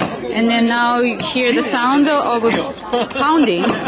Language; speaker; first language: English; non-native, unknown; Japanese